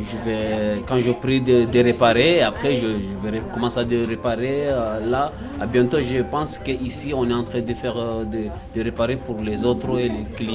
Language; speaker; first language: French; non-native, learner; Comorian